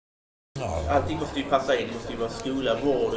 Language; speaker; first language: Swedish; native; Swedish